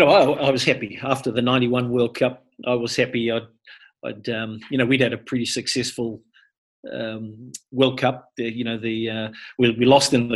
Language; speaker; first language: English; native; English